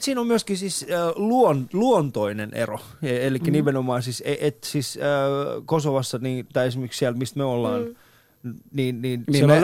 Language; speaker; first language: Finnish; early bilingual, other home language; Persian